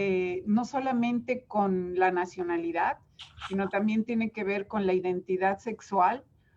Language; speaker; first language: Spanish; native; Spanish